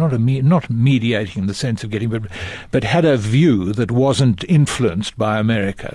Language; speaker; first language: English; native; English